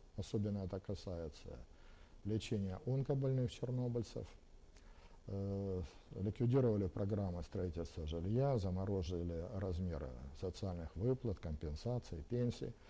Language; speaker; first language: Russian; native; Russian